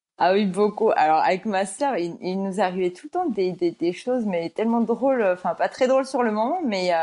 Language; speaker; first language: French; early bilingual, other home language; Georgian